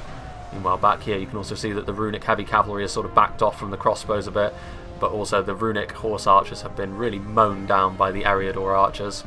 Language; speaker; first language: English; native; English